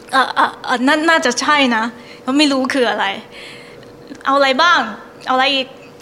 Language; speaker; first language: Thai; non-native, fluent; Chinese